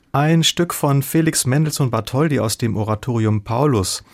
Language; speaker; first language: German; native; German